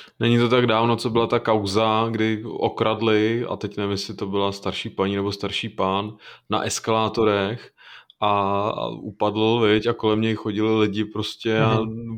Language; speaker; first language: Czech; native; Czech